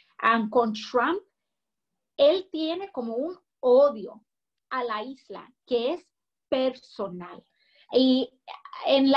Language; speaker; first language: Spanish; early bilingual, heritage; English